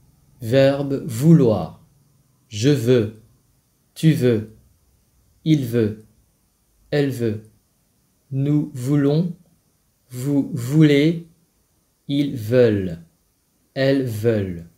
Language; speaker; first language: French; non-native, fluent; Vietnamese